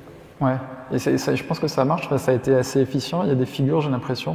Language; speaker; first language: French; native; French